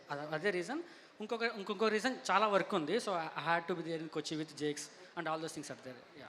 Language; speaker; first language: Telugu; native; Telugu